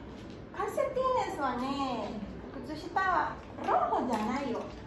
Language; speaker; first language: Japanese; non-native, learner; Spanish